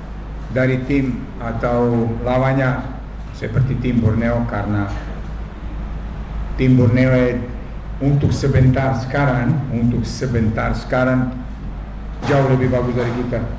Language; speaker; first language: Indonesian; non-native, fluent; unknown